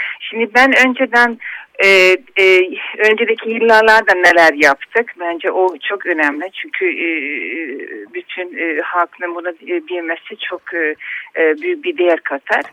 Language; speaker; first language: Turkish; non-native, fluent; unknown